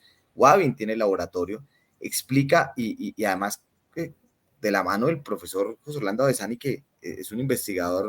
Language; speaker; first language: Spanish; native; Spanish